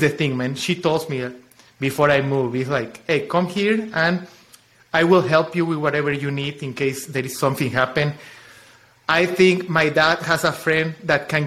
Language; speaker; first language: English; non-native, fluent; Spanish